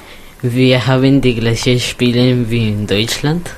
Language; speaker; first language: German; non-native, learner; Spanish